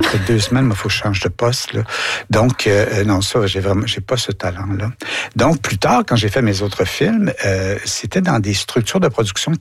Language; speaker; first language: French; native; French